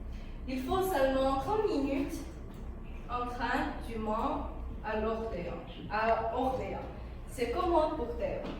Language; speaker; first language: French; non-native, fluent; Chinese